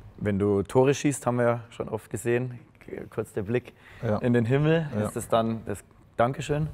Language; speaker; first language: German; native; German